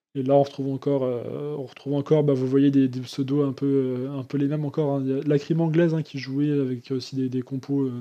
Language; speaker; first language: French; native; French